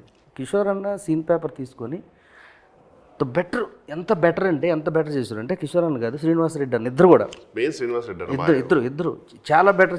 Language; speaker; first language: Telugu; native; Telugu